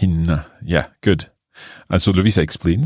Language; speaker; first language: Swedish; non-native, learner; English